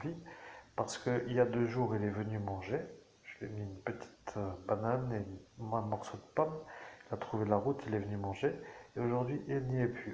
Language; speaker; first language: French; native; French